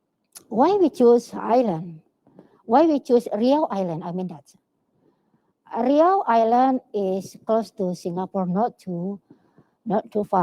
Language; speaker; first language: English; non-native, learner; Indonesian